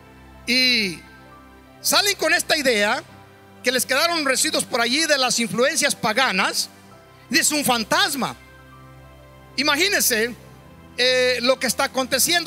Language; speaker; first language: Spanish; native; Spanish